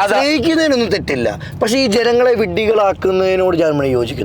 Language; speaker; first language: Malayalam; native; Malayalam